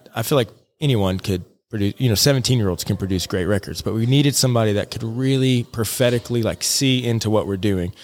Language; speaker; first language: English; native; English